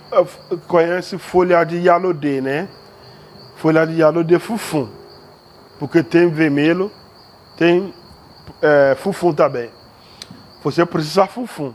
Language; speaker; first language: Portuguese; non-native, learner; Yoruba